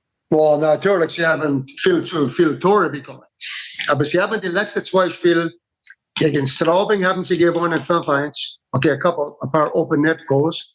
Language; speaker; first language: German; non-native, learner; English